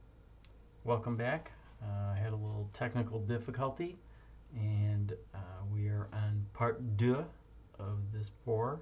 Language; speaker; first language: English; native; English